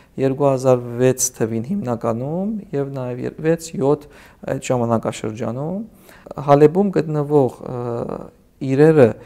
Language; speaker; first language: Armenian; native; Armenian